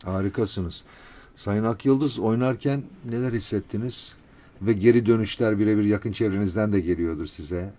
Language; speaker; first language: Turkish; native; Turkish